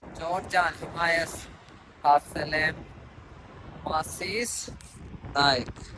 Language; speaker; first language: Armenian; non-native, learner; Hindi